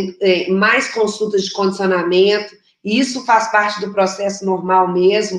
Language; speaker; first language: Portuguese; native; Portuguese